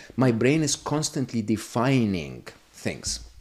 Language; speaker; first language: English; non-native, fluent; Arabic